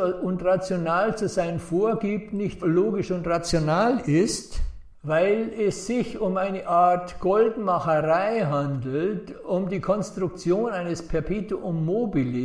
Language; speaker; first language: German; native; German